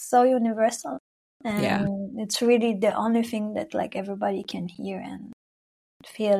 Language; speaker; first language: English; non-native, fluent; Hebrew